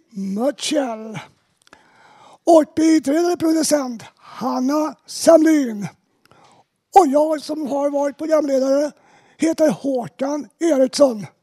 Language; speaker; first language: Swedish; native; Swedish